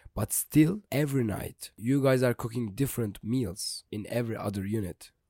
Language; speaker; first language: English; non-native, fluent; Turkish